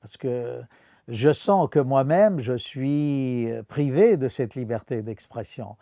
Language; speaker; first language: French; non-native, fluent; Arabic